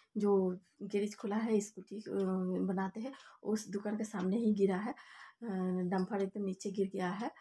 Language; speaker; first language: Hindi; non-native, local second language; Bangla